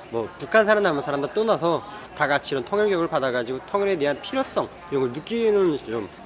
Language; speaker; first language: Korean; native; Korean